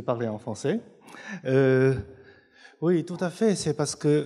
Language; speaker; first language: French; non-native, fluent; Chinese